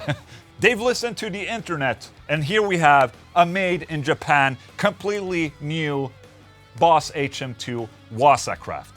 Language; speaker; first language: English; non-native, fluent; Swedish